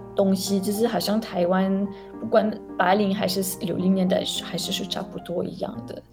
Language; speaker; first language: Chinese; non-native, fluent; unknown